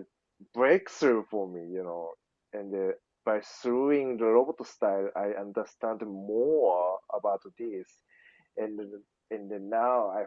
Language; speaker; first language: English; non-native, learner; Japanese